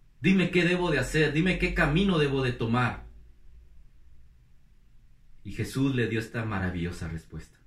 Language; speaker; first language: Spanish; native; Spanish